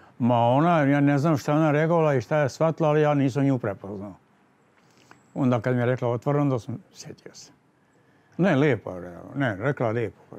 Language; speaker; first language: Serbian; native; Serbian